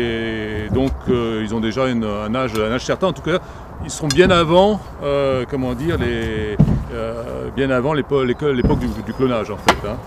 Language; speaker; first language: French; native; French